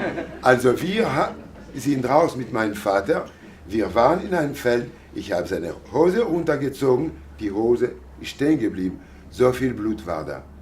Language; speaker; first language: German; non-native, fluent; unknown